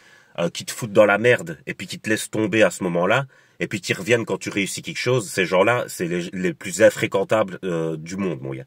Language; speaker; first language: French; native; French